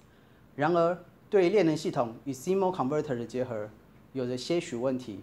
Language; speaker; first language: Chinese; native; Chinese